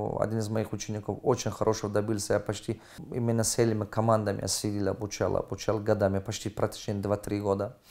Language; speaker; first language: Russian; non-native, fluent; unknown